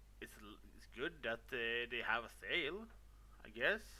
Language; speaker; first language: English; non-native, fluent; Swedish